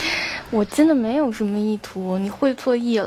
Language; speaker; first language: Chinese; native; Chinese